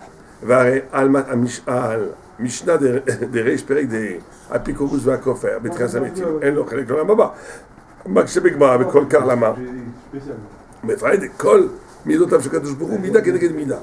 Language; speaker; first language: Hebrew; non-native, fluent; French